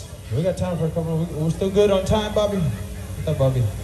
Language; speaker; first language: English; early bilingual, other home language; Spanish